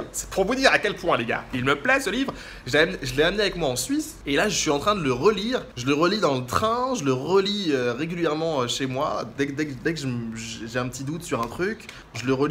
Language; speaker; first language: French; native; French